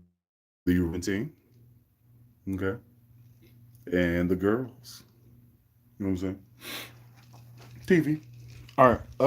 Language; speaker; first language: English; native; English